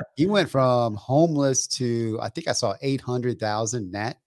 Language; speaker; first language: English; early bilingual, other home language; Vietnamese